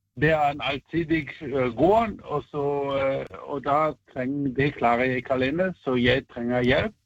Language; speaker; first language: Norwegian; non-native, fluent; German